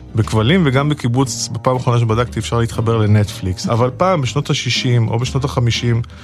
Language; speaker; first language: Hebrew; native; Hebrew